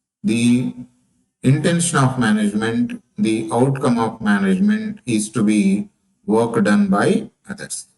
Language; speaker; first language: English; non-native, local second language; Telugu